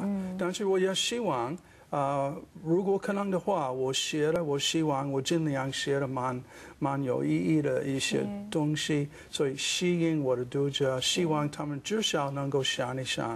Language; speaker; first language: Chinese; non-native, fluent; English